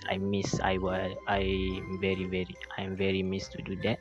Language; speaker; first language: English; non-native, local second language; Malay